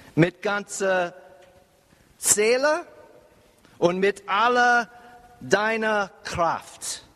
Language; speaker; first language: German; non-native, learner; English